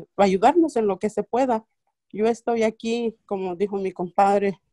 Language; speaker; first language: Spanish; non-native, local second language; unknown